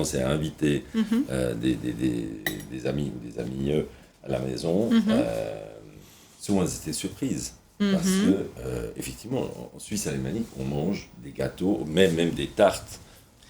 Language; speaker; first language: French; native; French